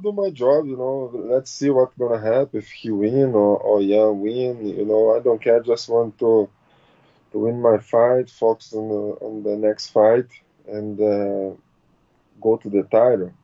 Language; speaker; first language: English; non-native, learner; Portuguese